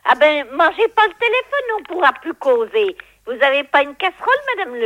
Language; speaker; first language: French; native; French